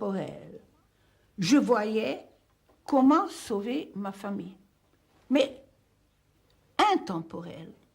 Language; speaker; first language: French; non-native, fluent; Hungarian